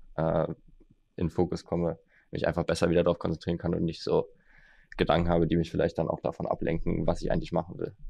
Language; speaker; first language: German; native; German